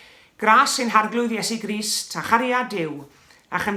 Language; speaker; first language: Welsh; native; Welsh